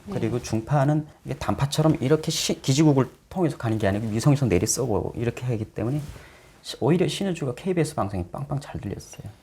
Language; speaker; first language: Korean; native; Korean